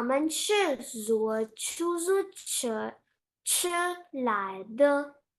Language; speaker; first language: Chinese; non-native, learner; Urdu